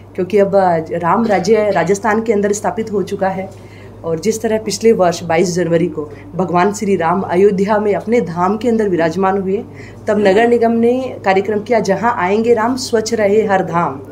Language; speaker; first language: Hindi; native; Hindi